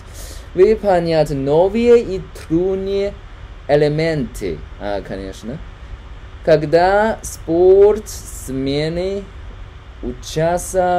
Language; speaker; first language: Russian; non-native, learner; Chinese